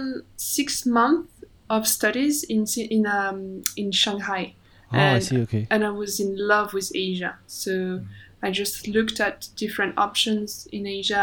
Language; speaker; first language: English; non-native, fluent; French